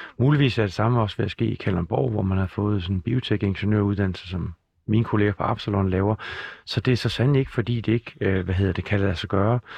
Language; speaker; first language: Danish; native; Danish